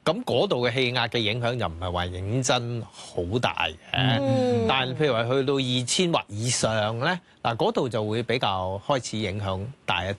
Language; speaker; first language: Cantonese; native; Cantonese